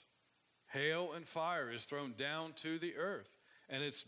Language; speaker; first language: English; native; English